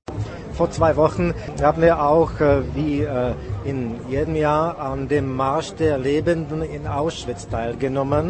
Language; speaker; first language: German; non-native, fluent; Czech